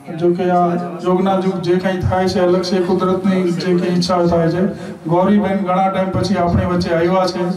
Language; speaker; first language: Gujarati; non-native, local second language; Sindhi